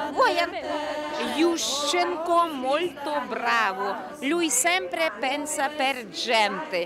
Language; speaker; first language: Italian; non-native, learner; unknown